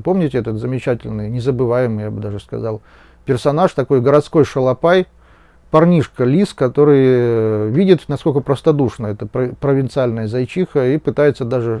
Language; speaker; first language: Russian; native; Russian